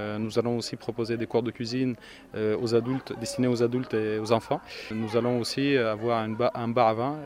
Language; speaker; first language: French; non-native, fluent; Arabic